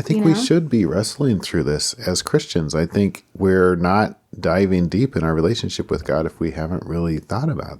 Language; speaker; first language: English; native; English